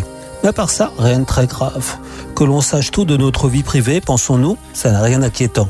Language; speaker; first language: French; native; French